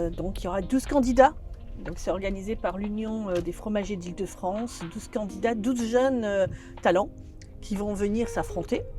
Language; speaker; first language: French; native; French